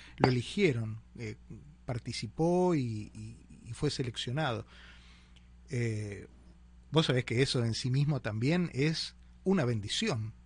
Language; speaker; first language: Spanish; native; Spanish